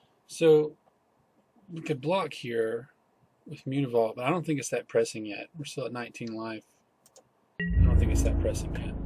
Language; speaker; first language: English; native; English